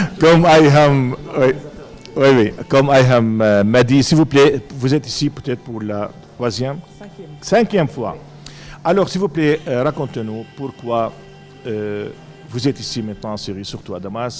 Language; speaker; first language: French; non-native, fluent; Arabic